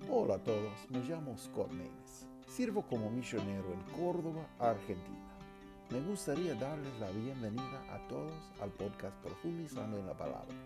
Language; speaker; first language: Spanish; non-native, fluent; English